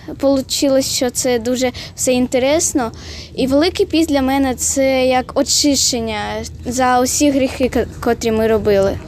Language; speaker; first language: Ukrainian; non-native, local second language; Russian